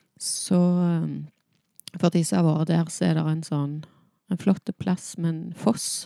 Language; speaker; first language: Norwegian; native; Norwegian